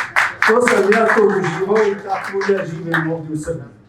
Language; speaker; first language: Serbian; non-native, fluent; Arabic